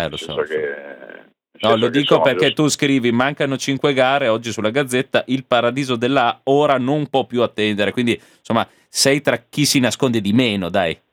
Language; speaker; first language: Italian; native; Italian